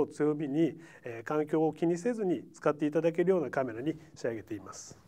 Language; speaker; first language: Japanese; native; Japanese